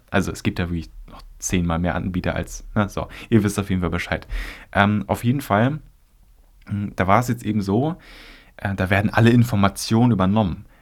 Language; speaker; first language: German; native; German